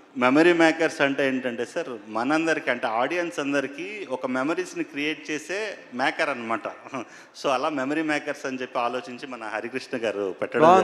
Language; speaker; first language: Telugu; native; Telugu